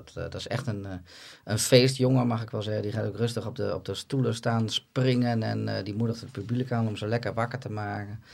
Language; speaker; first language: Dutch; native; Dutch